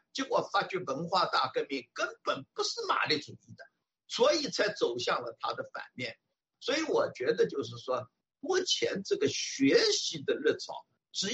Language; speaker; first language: Chinese; native; Chinese